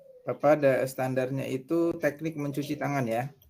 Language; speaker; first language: Indonesian; native; Indonesian